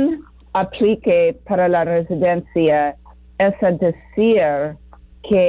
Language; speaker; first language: Spanish; non-native, fluent; English